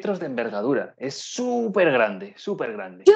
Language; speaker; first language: Spanish; native; Spanish